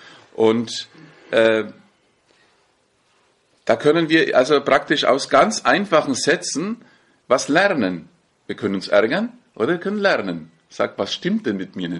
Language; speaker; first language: German; native; German